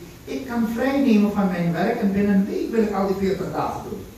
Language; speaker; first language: Dutch; non-native, local second language; Caribbean Hindustani